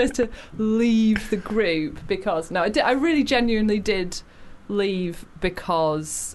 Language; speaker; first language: English; native; English